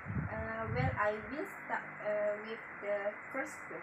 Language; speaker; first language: English; non-native, fluent; Malay